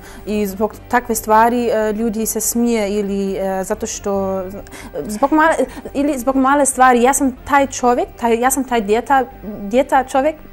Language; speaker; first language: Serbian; early bilingual, heritage; German